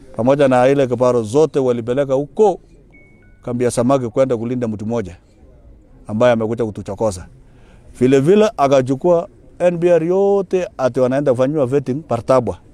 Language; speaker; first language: Swahili; non-native, local second language; Kalenjin